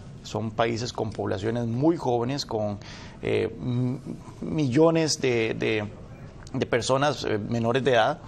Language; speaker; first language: Spanish; native; Spanish